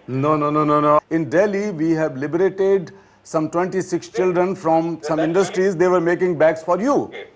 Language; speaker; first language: English; non-native, local second language; Hindi